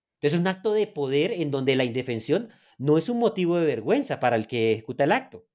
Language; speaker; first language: Spanish; native; Spanish